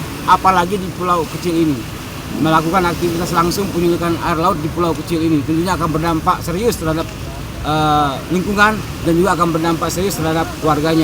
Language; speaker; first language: Indonesian; native; Indonesian